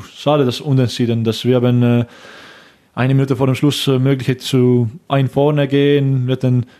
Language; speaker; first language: German; non-native, learner; Estonian